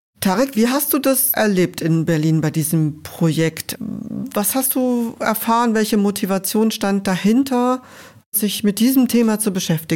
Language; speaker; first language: German; native; German